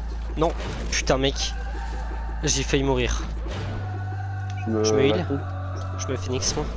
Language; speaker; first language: French; native; French